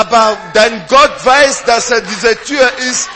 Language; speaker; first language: German; non-native, learner; French